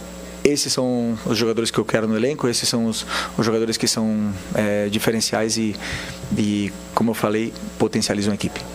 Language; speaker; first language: Portuguese; native; Portuguese